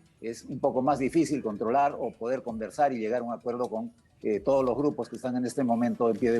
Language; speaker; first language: Spanish; native; Spanish